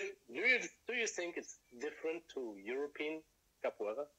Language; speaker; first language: English; non-native, fluent; German